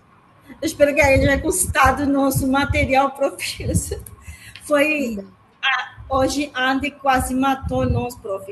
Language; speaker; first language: Portuguese; non-native, learner; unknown